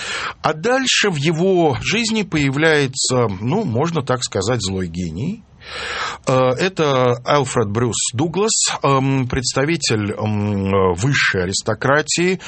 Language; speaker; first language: Russian; native; Russian